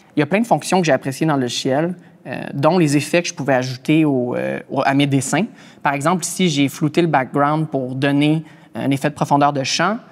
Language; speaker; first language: French; native; French